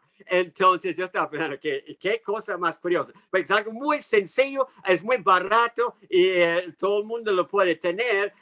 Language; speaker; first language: Spanish; non-native, fluent; English